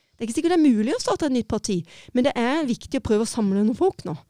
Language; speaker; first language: Norwegian; native; Norwegian